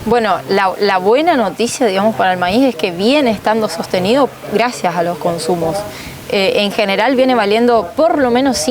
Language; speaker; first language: Spanish; native; Spanish